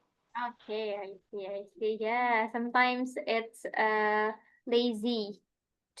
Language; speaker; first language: English; non-native, fluent; Indonesian